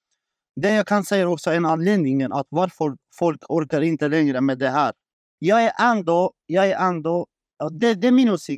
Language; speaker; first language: Swedish; non-native, learner; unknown